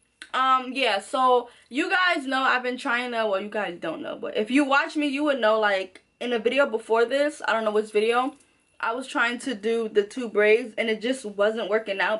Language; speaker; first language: English; native; English